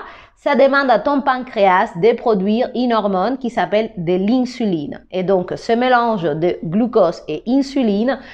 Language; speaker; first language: French; non-native, fluent; Spanish